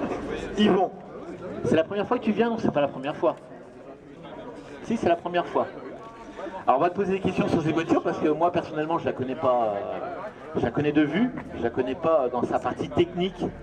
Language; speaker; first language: French; native; French